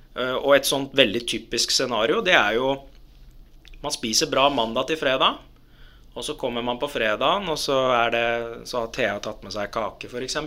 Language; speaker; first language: Norwegian; early bilingual, other home language; Arabic